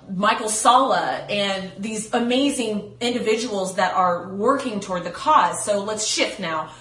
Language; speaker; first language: English; native; English